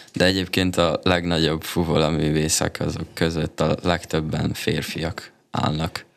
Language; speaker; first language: Hungarian; native; Hungarian